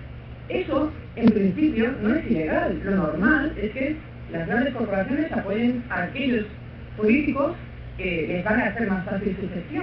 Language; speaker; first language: Spanish; native; Spanish